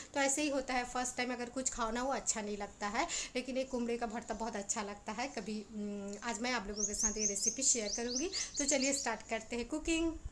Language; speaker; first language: Hindi; non-native, local second language; Bangla